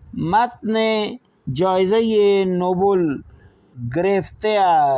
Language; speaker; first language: Persian; non-native, fluent; Urdu